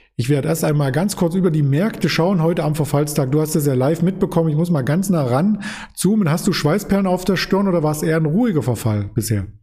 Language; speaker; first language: German; native; German